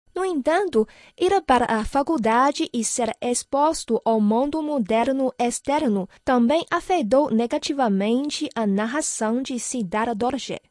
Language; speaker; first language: Portuguese; non-native, fluent; Chinese